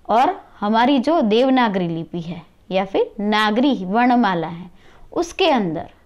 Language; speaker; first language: Hindi; non-native, local second language; Gujarati